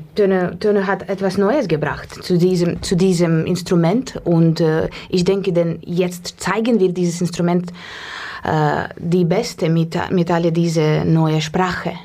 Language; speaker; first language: German; non-native, fluent; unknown